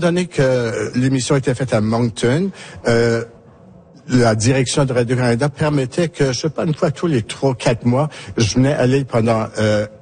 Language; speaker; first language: French; native; French